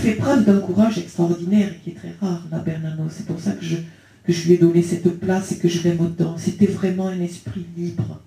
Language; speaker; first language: French; early bilingual, other home language; Spanish